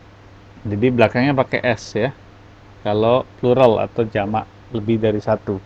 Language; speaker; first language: Indonesian; native; Indonesian